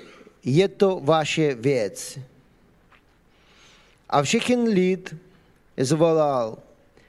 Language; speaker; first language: Czech; non-native, fluent; Ukrainian